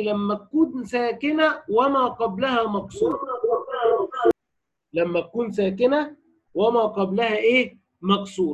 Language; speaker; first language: Arabic; native; Arabic